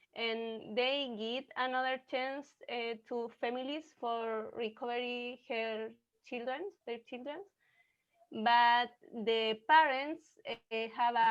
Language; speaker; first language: English; non-native, learner; Spanish